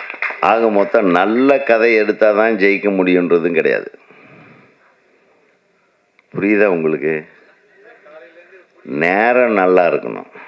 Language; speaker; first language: Tamil; native; Tamil